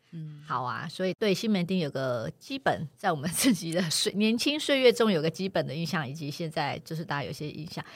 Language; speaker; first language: Chinese; native; Chinese